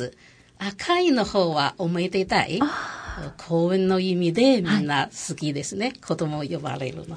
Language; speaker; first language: Japanese; non-native, local second language; Chinese